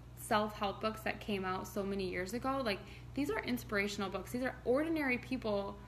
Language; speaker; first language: English; native; English